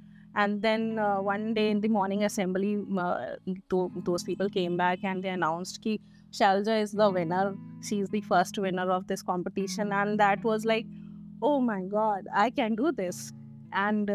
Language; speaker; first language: English; non-native, local second language; Hindi